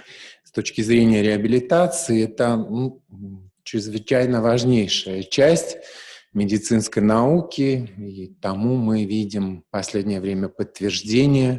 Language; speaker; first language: Russian; native; Russian